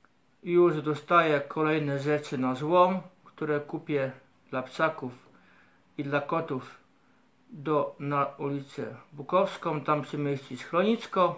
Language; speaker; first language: Polish; native; Polish